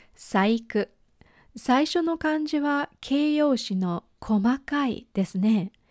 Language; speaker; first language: Japanese; native; Japanese